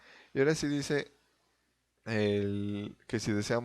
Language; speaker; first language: Spanish; native; Spanish